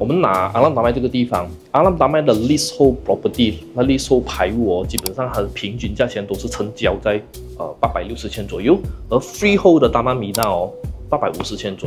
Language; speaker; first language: Chinese; native; Chinese